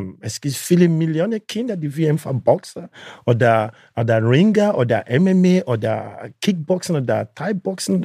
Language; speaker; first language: German; non-native, learner; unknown